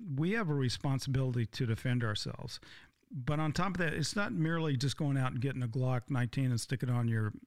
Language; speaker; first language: English; native; English